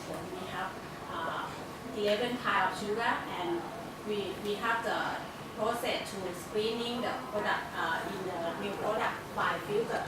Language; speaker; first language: English; non-native, learner; Thai